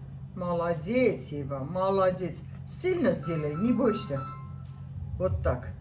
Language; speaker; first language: Russian; non-native, fluent; Armenian